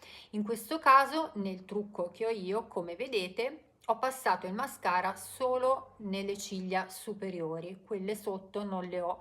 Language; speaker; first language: Italian; native; Italian